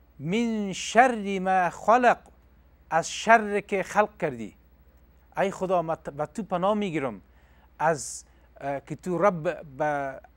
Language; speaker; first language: Persian; non-native, local second language; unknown